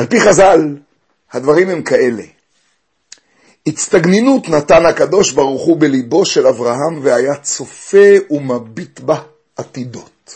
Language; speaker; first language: Hebrew; native; Hebrew